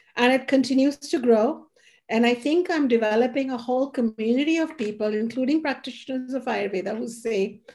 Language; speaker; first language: English; non-native, local second language; Hindi